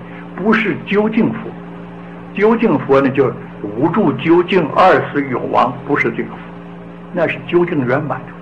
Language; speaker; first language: Chinese; native; Chinese